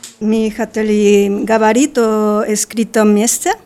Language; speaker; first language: Russian; non-native, learner; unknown